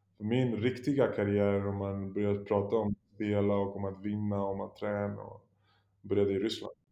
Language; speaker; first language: Swedish; early bilingual, other home language; Polish